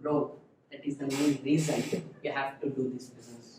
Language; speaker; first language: English; non-native, local second language; Kannada